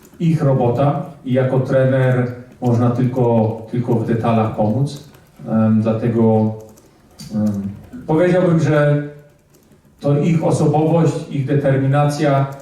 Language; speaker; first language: Polish; early bilingual, heritage; Polish